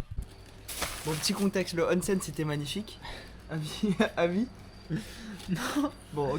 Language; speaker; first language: French; native; French